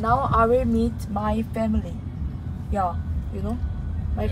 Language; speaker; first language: English; non-native, learner; Korean